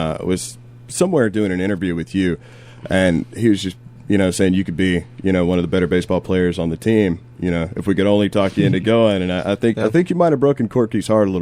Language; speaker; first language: English; native; English